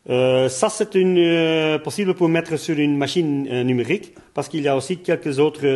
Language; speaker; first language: French; non-native, local second language; Dutch